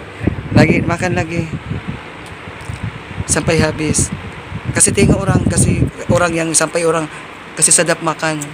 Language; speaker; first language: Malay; non-native, learner; Filipino